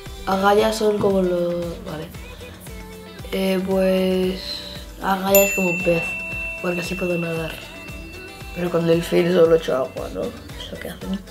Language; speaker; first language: Spanish; early bilingual, heritage; Spanish